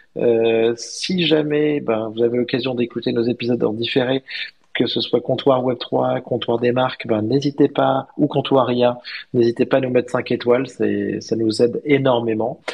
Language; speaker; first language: French; native; French